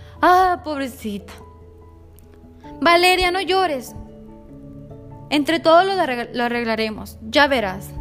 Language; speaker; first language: Spanish; native; Spanish